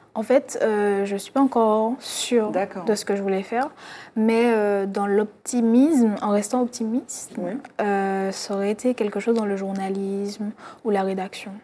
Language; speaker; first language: French; native; French